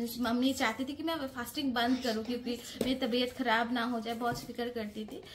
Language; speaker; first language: Hindi; non-native, local second language; Bangla